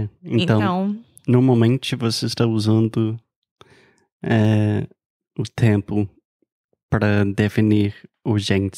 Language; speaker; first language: Portuguese; non-native, fluent; English